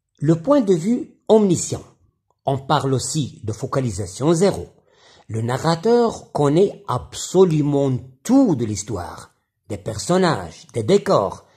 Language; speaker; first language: French; non-native, local second language; Arabic